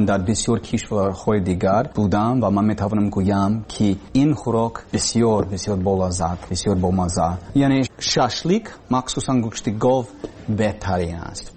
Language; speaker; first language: Persian; non-native, learner; English